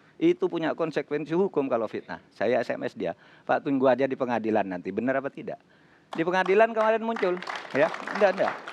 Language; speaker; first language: Indonesian; non-native, local second language; Madurese